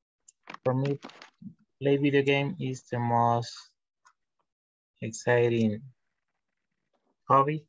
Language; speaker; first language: English; non-native, learner; Spanish